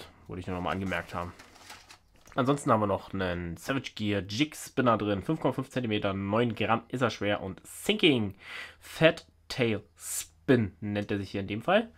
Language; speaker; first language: German; native; German